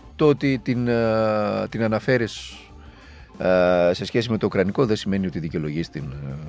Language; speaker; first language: Greek; native; Greek